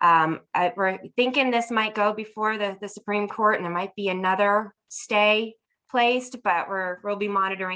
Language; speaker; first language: English; native; English